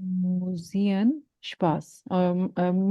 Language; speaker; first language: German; non-native, fluent; Urdu